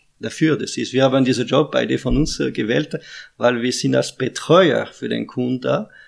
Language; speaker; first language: German; non-native, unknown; French